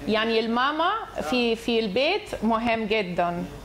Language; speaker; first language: Arabic; non-native, learner; Italian